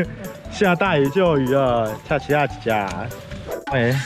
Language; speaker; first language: Chinese; native; Chinese